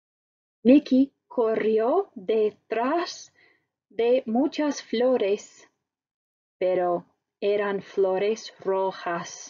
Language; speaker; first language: Spanish; non-native, fluent; English